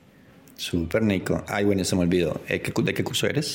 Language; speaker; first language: Spanish; native; Spanish